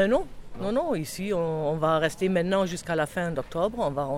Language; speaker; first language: French; non-native, fluent; German